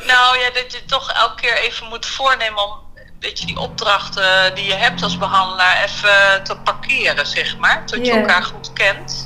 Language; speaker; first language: Dutch; native; Dutch